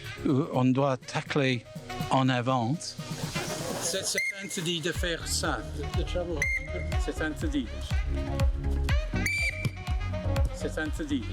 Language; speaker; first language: French; non-native, learner; English